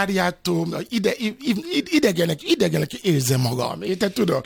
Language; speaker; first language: Hungarian; non-native, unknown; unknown